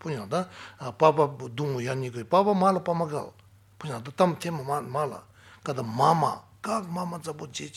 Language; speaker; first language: Russian; non-native, learner; Tibetan